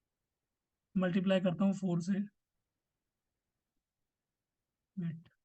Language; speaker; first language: Hindi; native; Hindi